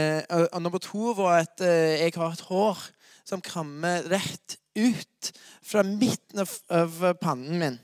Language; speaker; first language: Norwegian; non-native, fluent; English